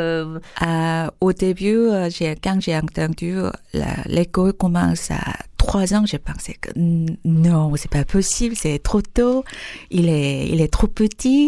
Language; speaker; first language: French; non-native, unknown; Korean